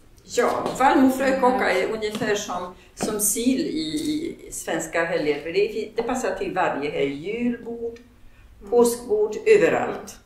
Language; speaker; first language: Swedish; non-native, fluent; Polish